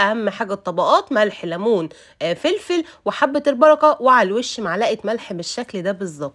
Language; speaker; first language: Arabic; native; Arabic